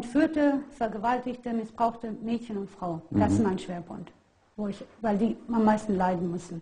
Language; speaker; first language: German; non-native, fluent; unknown